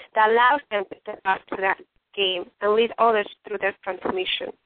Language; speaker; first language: English; non-native, fluent; Spanish